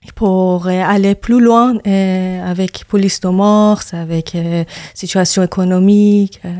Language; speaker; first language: French; non-native, learner; Persian